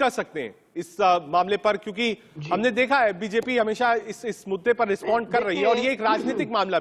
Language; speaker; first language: Hindi; native; Hindi